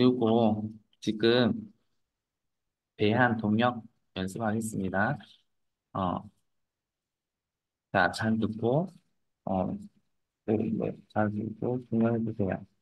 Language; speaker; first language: Korean; non-native, fluent; Vietnamese